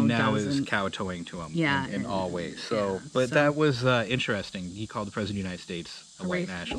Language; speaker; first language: English; native; English